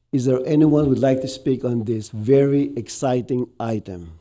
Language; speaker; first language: English; non-native, local second language; Filipino